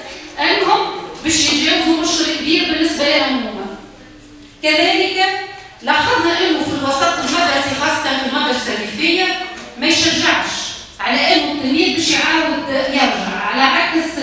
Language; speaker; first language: Arabic; native; Arabic